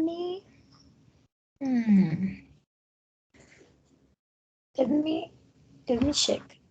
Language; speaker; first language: English; non-native, learner; Spanish